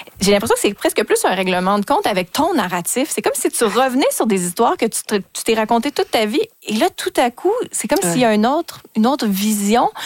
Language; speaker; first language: French; native; French